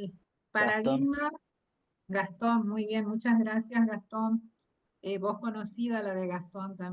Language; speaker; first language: Spanish; native; Spanish